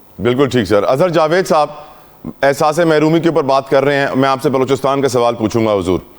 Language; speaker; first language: Urdu; native; Urdu